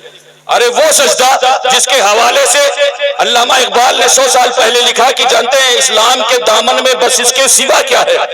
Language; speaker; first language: Urdu; native; Urdu